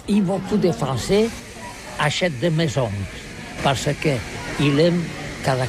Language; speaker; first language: French; non-native, learner; Catalan